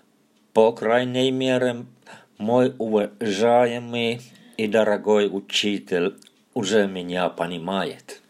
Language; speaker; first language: Russian; non-native, fluent; Finnish